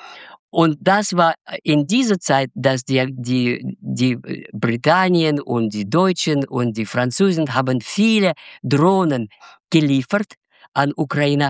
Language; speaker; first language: German; non-native, fluent; Russian